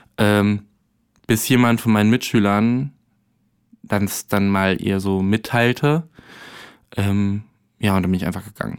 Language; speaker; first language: German; native; German